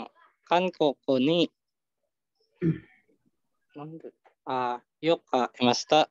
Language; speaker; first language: Japanese; non-native, learner; Filipino